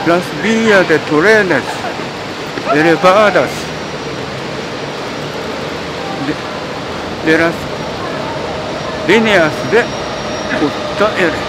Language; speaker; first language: Spanish; non-native, learner; Japanese